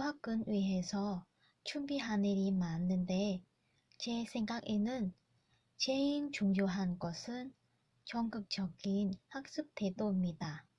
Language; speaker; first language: Korean; non-native, learner; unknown